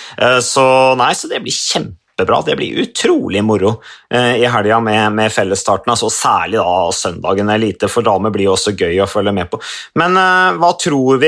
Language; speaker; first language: Norwegian; native; Norwegian